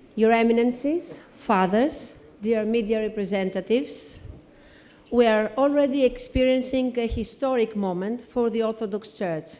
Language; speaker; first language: English; non-native, fluent; Greek